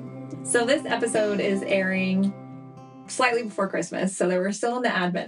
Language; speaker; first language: English; native; English